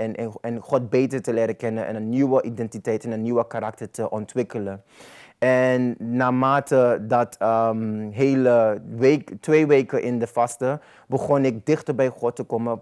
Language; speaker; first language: Dutch; non-native, local second language; Papiamento